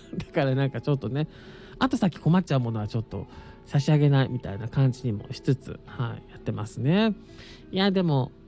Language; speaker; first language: Japanese; native; Japanese